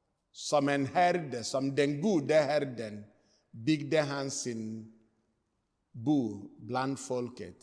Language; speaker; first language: Swedish; non-native, fluent; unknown